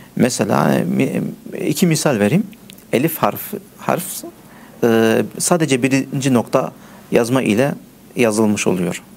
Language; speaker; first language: Turkish; early bilingual, heritage; Turkish